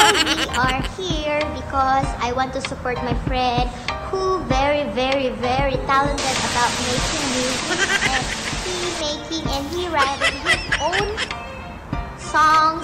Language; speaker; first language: English; non-native, local second language; Filipino